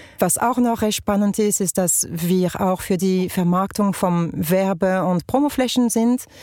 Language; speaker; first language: German; non-native, fluent; French